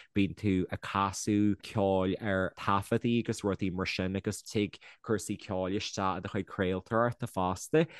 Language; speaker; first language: Irish; native; Irish